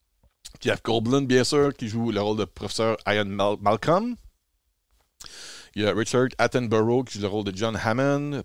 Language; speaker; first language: French; native; French